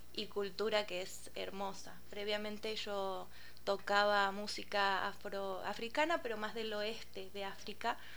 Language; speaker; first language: Spanish; native; Spanish